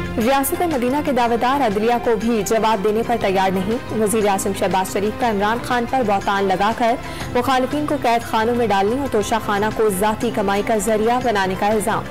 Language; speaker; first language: Urdu; native; Urdu